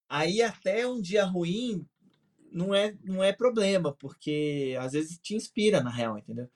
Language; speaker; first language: Portuguese; native; Portuguese